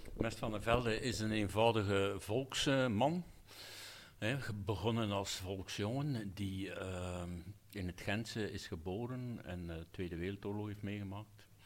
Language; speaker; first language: Dutch; native; Dutch